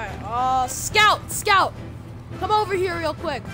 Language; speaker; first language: English; native; English